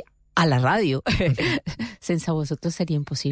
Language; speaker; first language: Catalan; non-native, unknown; Spanish